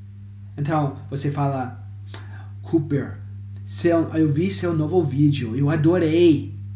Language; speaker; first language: Portuguese; non-native, fluent; English